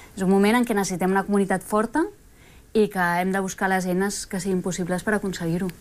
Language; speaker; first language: Catalan; early bilingual, other home language; Spanish